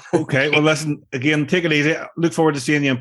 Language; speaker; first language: English; native; English